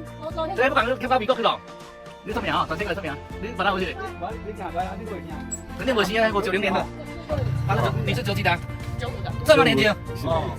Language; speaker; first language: Chinese; native; Chinese